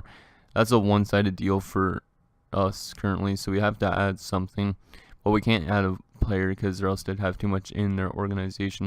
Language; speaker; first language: English; native; English